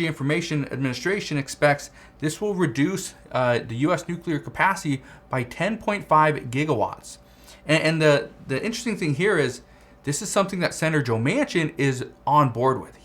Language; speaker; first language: English; native; English